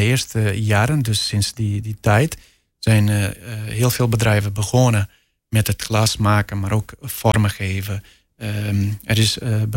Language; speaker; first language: Dutch; non-native, fluent; Portuguese